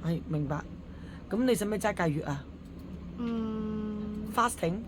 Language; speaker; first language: Cantonese; native; Cantonese